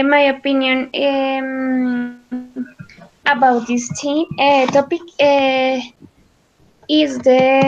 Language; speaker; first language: English; non-native, learner; Spanish